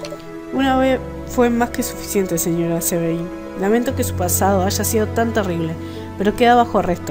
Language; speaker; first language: Spanish; native; Spanish